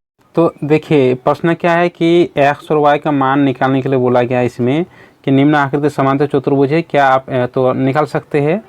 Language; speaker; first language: Hindi; native; Hindi